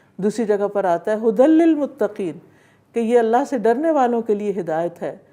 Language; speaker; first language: Urdu; native; Urdu